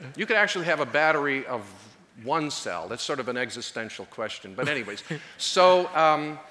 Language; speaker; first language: English; native; English